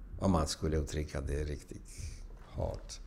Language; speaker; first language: Swedish; non-native, fluent; Polish